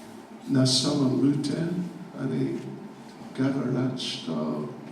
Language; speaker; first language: Russian; non-native, learner; English